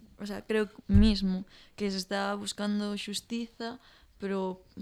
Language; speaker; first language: Galician; native; Galician